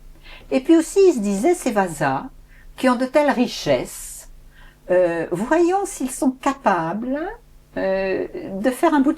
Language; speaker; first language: French; native; French